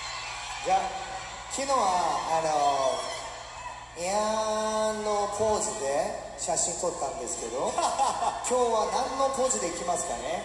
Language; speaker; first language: Japanese; non-native, fluent; Korean